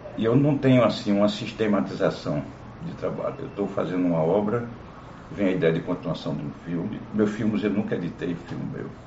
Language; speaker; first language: Portuguese; native; Portuguese